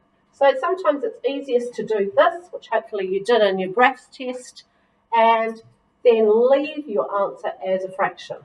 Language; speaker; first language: English; native; English